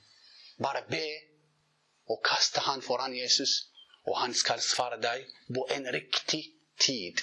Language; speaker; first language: Swedish; non-native, learner; Arabic